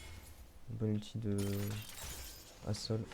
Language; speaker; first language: French; native; French